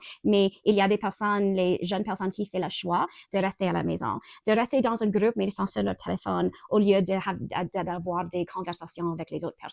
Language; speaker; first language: French; non-native, learner; English